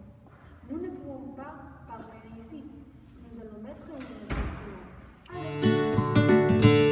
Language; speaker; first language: French; non-native, learner; Spanish